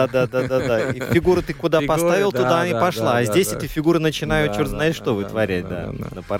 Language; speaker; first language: Russian; native; Russian